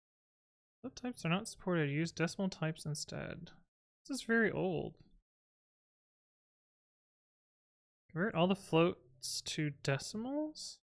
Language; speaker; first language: English; native; English